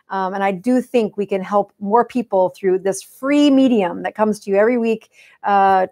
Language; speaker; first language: English; native; English